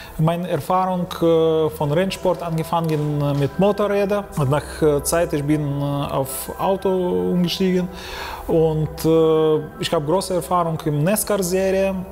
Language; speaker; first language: German; non-native, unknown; Ukrainian